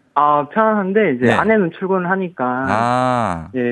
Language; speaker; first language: Korean; native; Korean